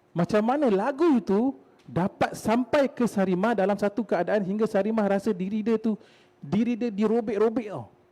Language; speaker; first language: Malay; native; Malay